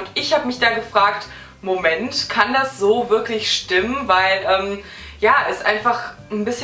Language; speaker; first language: German; native; German